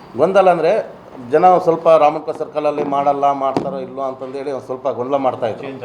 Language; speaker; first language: Kannada; native; Kannada